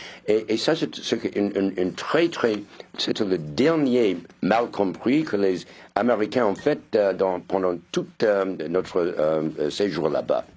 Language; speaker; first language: French; non-native, fluent; English